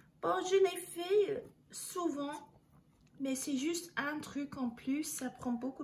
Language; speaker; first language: French; non-native, learner; English